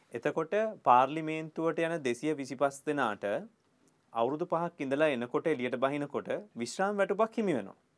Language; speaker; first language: Sinhala; native; Sinhala